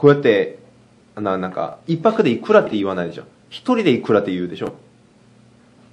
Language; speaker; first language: Japanese; non-native, fluent; Korean